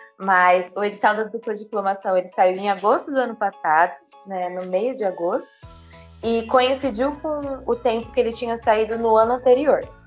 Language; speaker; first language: Portuguese; native; Portuguese